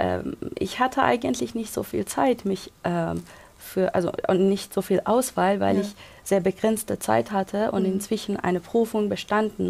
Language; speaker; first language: German; non-native, local second language; Persian